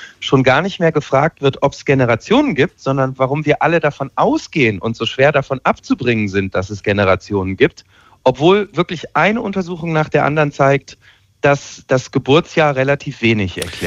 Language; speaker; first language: German; native; German